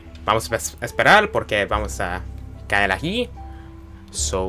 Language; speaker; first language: Spanish; early bilingual, heritage; Spanish